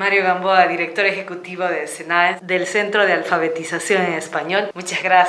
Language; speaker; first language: Spanish; native; Spanish